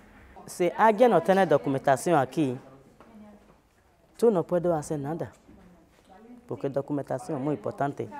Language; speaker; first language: Spanish; non-native, learner; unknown